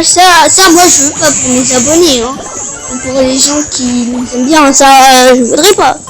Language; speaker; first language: French; early bilingual, other home language; Romanian